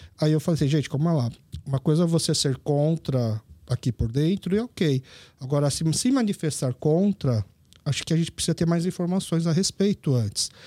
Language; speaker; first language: Portuguese; early bilingual, other home language; Korean